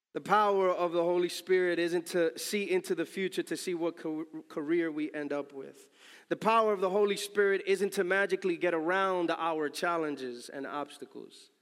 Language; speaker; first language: English; early bilingual, other home language; Spanish